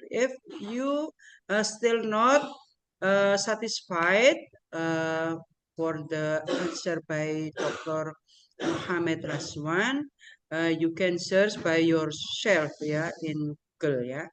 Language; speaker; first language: English; non-native, learner; Indonesian